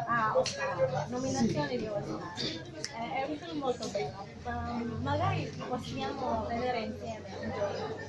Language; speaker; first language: Italian; non-native, learner; Indonesian